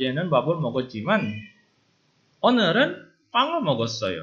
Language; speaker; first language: Korean; non-native, fluent; Indonesian